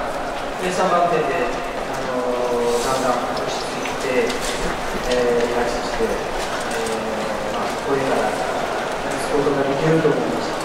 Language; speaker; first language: Japanese; non-native, fluent; French